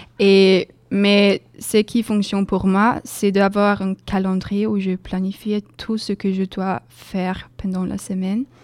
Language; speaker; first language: French; non-native, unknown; Swedish